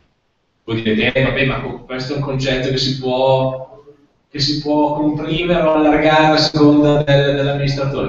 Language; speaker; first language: Italian; native; Italian